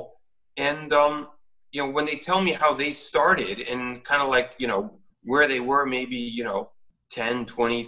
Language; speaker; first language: English; native; English